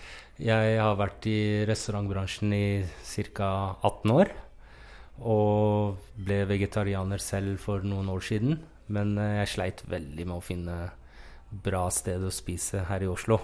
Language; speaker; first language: Norwegian; non-native, fluent; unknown